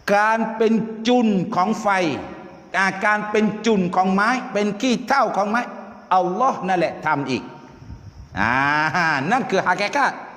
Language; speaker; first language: Thai; non-native, local second language; Malay